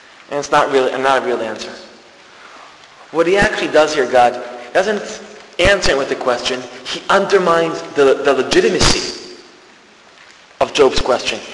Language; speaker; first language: English; non-native, fluent; Hebrew